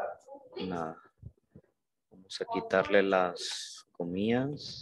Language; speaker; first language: Spanish; native; Spanish